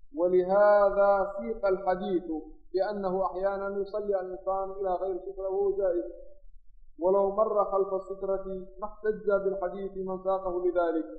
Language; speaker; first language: Arabic; non-native, local second language; Somali